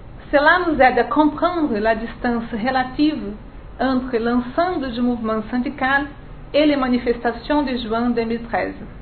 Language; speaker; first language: French; non-native, fluent; Portuguese